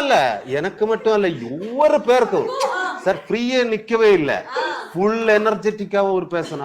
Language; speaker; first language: Tamil; non-native, learner; Malayalam